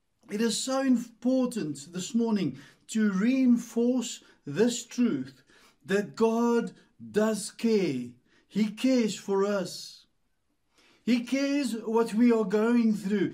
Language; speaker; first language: English; non-native, local second language; Afrikaans